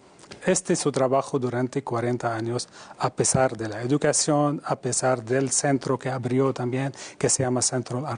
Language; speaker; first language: Spanish; non-native, fluent; Arabic